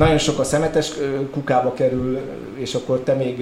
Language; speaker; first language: Hungarian; native; Hungarian